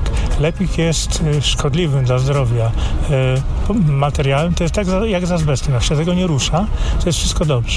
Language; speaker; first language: Polish; native; Polish